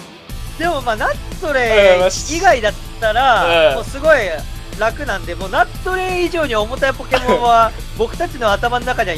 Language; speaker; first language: Japanese; native; Japanese